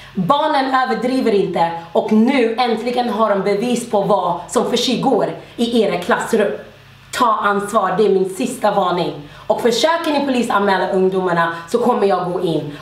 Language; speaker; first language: Swedish; early bilingual, other home language; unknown